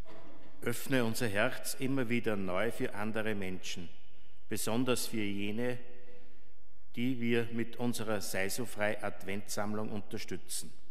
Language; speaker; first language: German; native; German